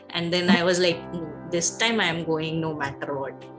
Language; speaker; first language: English; non-native, local second language; Hindi